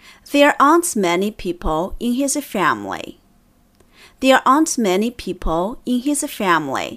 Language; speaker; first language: English; non-native, fluent; Chinese